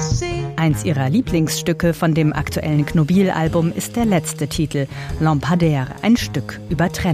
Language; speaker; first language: German; native; German